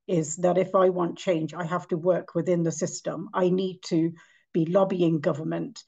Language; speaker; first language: English; native; English